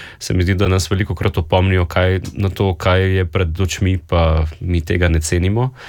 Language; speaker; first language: Slovenian; native; Slovenian